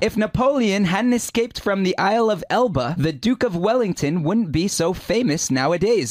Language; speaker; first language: English; native; English